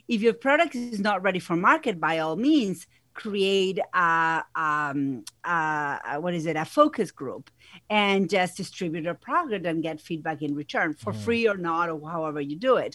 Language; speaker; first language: English; non-native, fluent; Spanish